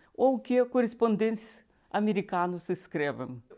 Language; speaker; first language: Portuguese; non-native, fluent; Russian